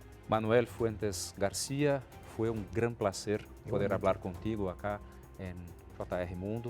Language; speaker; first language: Spanish; non-native, fluent; Portuguese